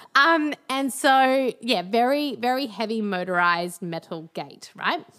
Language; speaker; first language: English; native; English